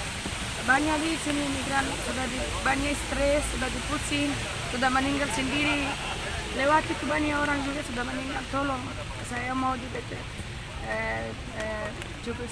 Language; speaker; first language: Indonesian; non-native, learner; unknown